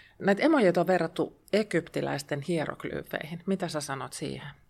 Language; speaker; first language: Finnish; native; Finnish